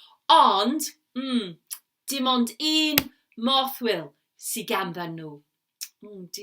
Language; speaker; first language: Welsh; non-native, learner; English